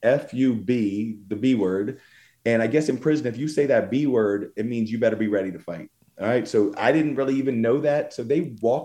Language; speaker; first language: English; native; English